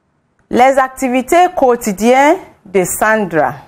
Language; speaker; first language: French; non-native, fluent; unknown